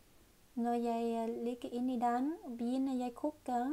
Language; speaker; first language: Norwegian; non-native, learner; Vietnamese